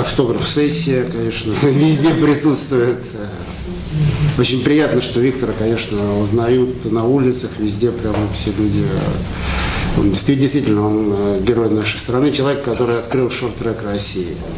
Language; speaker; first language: Russian; native; Russian